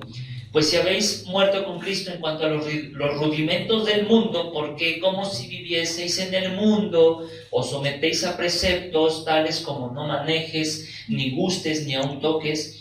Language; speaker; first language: Spanish; native; Spanish